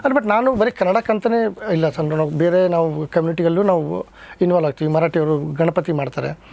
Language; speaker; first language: Kannada; native; Kannada